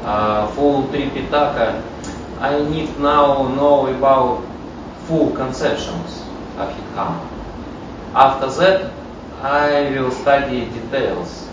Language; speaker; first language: English; non-native, learner; Russian